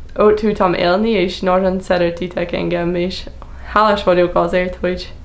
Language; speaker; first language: Hungarian; non-native, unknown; English